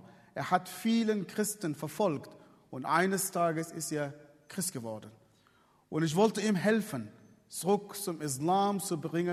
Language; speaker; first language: German; non-native, fluent; Arabic